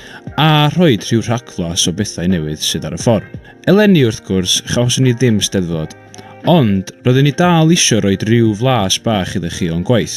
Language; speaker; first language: Welsh; native; Welsh